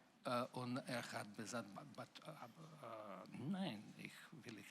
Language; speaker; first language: German; non-native, fluent; Slovenian